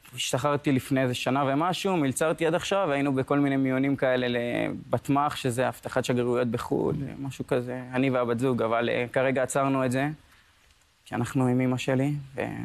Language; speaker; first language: Hebrew; early bilingual, other home language; Spanish